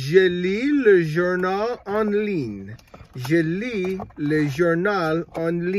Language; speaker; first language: French; non-native, learner; English